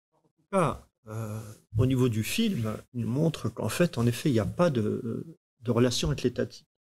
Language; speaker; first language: French; native; French